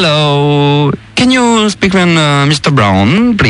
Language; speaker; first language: English; non-native, learner; French